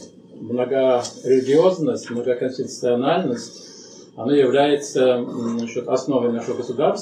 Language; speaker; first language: Russian; native; Russian